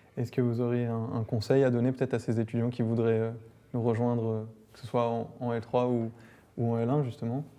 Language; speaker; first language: French; native; French